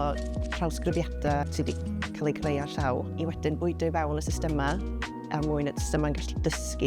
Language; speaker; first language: Welsh; non-native, local second language; English